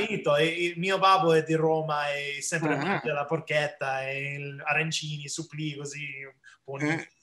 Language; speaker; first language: Italian; early bilingual, heritage; English